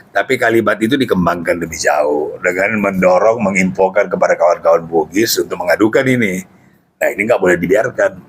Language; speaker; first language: Indonesian; native; Indonesian